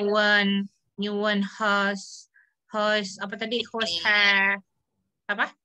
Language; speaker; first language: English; non-native, learner; Indonesian